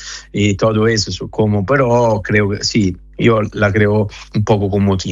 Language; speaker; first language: Spanish; non-native, fluent; Italian